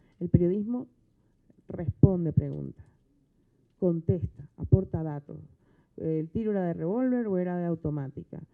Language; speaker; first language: Spanish; native; Spanish